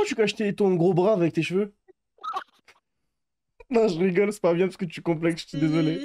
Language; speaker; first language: French; native; French